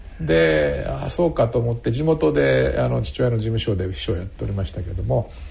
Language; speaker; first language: Japanese; native; Japanese